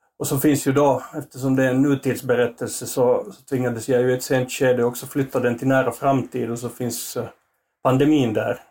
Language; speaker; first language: Swedish; native; Swedish